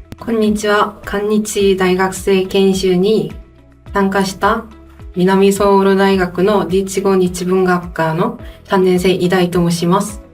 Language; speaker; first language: Japanese; non-native, fluent; Korean